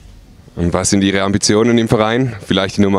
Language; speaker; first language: German; native; German